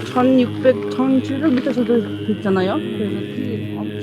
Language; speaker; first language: Korean; non-native, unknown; Mongolian